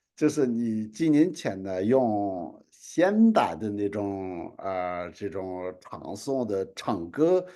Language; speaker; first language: Chinese; non-native, local second language; Tibetan